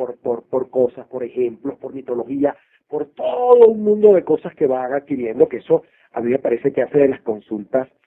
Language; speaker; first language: Spanish; native; Spanish